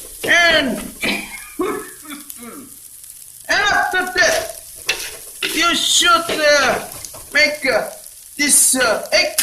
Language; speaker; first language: English; non-native, learner; Indonesian